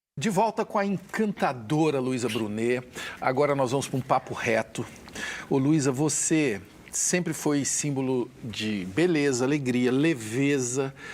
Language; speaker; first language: Portuguese; native; Portuguese